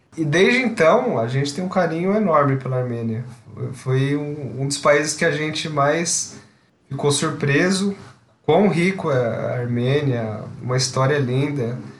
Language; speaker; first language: Portuguese; native; Portuguese